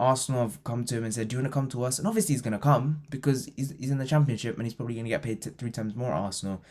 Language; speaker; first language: English; native; English